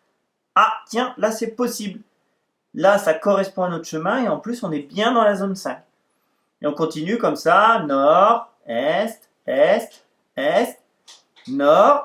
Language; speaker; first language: French; native; French